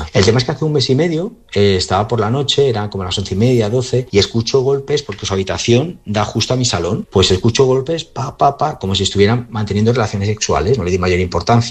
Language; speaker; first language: Spanish; native; Spanish